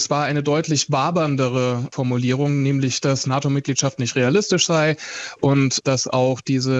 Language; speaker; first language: German; native; German